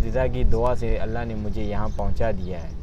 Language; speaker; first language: Hindi; non-native, learner; Burmese